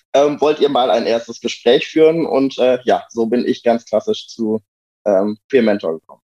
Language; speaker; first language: German; native; German